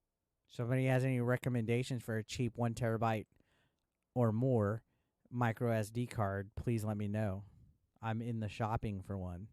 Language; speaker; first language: English; native; English